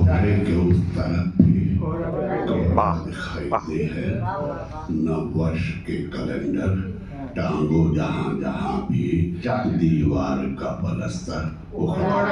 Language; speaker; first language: Hindi; native; Hindi